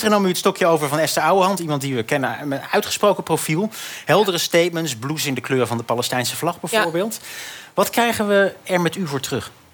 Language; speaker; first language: Dutch; native; Dutch